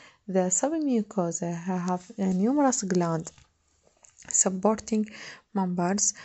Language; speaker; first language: English; non-native, fluent; Arabic